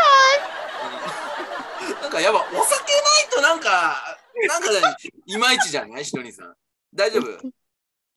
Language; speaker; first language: Japanese; native; Japanese